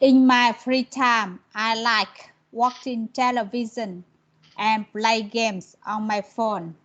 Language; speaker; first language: English; non-native, learner; Vietnamese